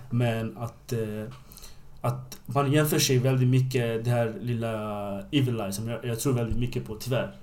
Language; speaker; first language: Swedish; non-native, fluent; Bangla